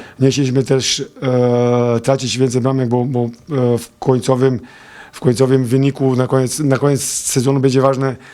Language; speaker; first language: Polish; non-native, fluent; Serbian